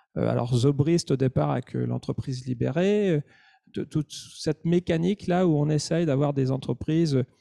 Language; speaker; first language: French; native; French